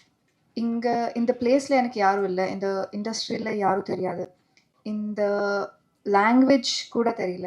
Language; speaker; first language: Tamil; non-native, learner; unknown